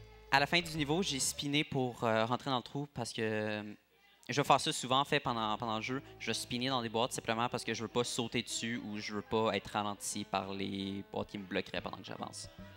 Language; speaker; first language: French; native; French